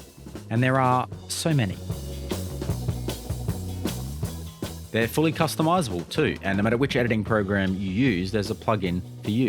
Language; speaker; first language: English; native; English